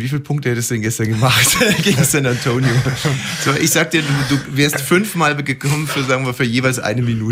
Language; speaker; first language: German; native; German